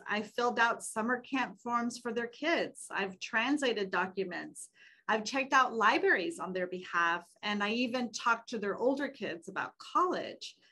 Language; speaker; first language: English; native; English